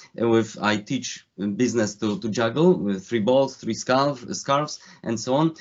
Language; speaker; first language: English; non-native, fluent; Polish